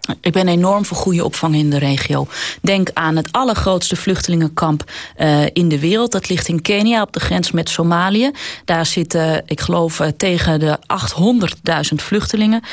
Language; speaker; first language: Dutch; native; Dutch